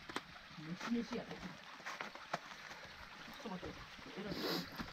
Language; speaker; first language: Japanese; native; Japanese